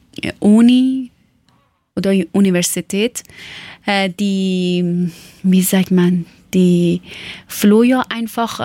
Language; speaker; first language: German; non-native, learner; Persian